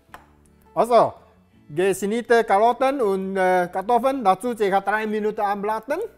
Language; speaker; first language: German; non-native, learner; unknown